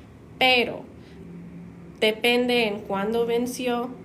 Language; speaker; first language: Spanish; non-native, fluent; English